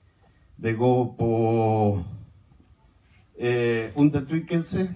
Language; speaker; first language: Norwegian; non-native, fluent; Spanish